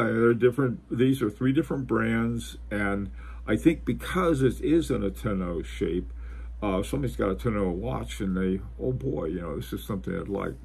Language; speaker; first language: English; native; English